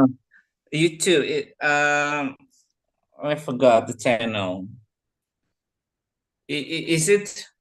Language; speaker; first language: English; non-native, fluent; Indonesian